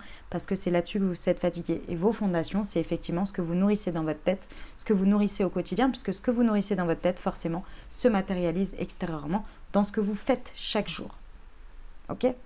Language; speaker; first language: French; native; French